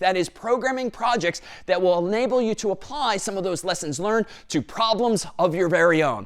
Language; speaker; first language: English; native; English